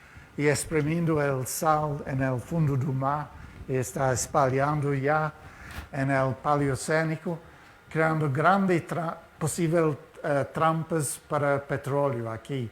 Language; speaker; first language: Spanish; non-native, fluent; Portuguese